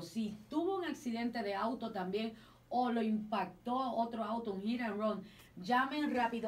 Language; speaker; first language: Spanish; native; Spanish